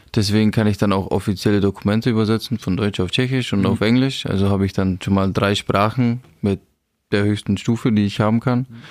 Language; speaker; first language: German; non-native, fluent; Czech